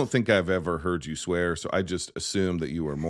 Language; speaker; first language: English; native; English